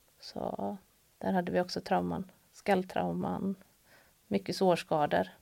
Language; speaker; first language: Swedish; native; Swedish